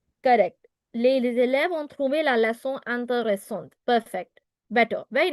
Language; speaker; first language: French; non-native, fluent; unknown